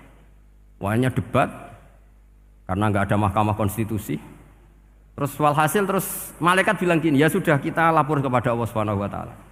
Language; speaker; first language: Indonesian; non-native, local second language; Javanese